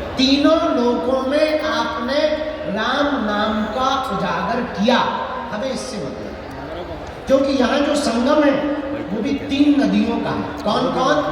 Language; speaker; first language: Hindi; native; Hindi